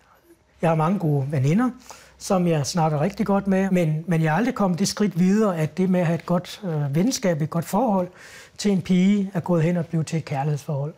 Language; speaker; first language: Danish; native; Danish